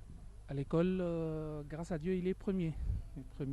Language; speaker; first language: French; non-native, learner; Arabic